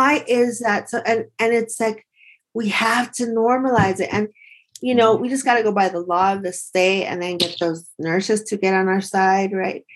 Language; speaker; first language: English; early bilingual, other home language; Spanish